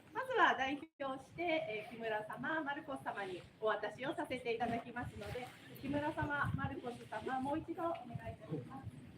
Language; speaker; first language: Japanese; native; Japanese